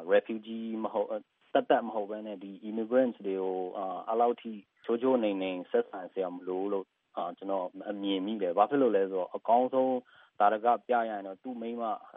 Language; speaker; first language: Burmese; non-native, local second language; Tedim Chin